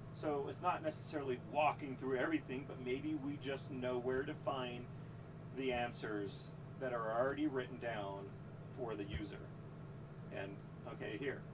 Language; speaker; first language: English; native; English